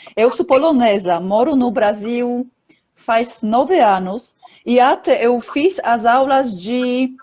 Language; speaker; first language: Portuguese; non-native, fluent; Polish